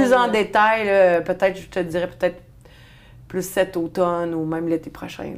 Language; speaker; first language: French; native; French